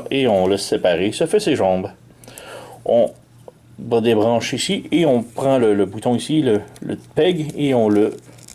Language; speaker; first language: French; native; French